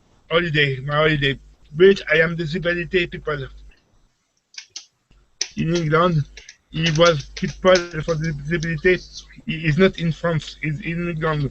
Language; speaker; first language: English; non-native, learner; French